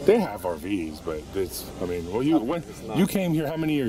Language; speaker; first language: English; native; English